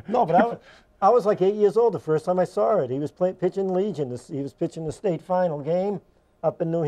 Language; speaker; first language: English; native; English